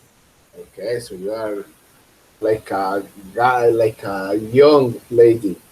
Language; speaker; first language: English; non-native, fluent; Spanish